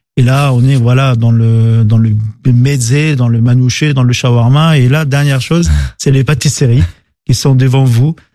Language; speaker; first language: French; non-native, local second language; Arabic